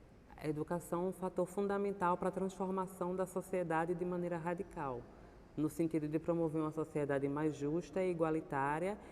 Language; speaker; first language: Portuguese; native; Portuguese